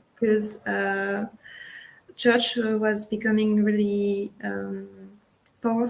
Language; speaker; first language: English; non-native, fluent; French